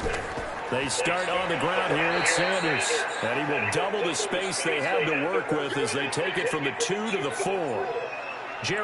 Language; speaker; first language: English; native; English